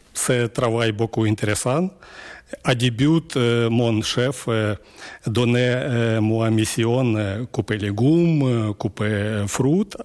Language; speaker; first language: French; non-native, learner; Ukrainian